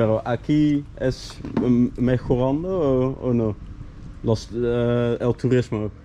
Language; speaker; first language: Spanish; non-native, learner; Dutch